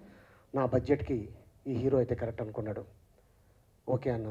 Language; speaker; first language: Telugu; native; Telugu